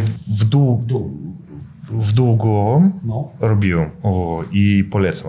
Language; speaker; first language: Polish; non-native, fluent; Russian